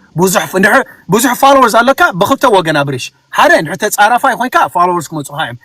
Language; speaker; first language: Tigrinya; early bilingual, heritage; Tigrinya